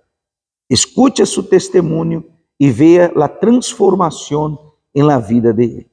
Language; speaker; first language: Spanish; non-native, fluent; Portuguese